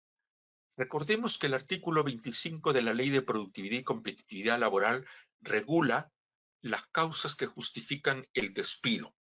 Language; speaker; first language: Spanish; native; Spanish